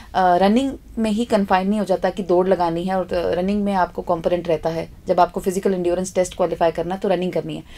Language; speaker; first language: Hindi; native; Hindi